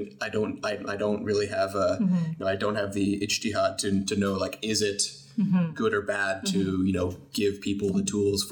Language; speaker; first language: English; native; English